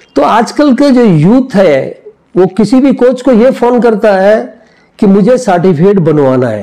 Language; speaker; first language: Hindi; native; Hindi